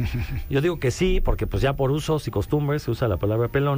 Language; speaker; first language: Spanish; native; Spanish